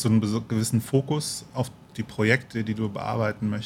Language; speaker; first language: German; native; German